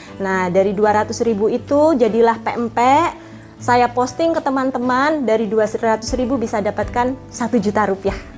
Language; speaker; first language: Indonesian; native; Indonesian